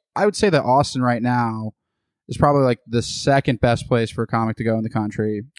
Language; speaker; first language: English; native; English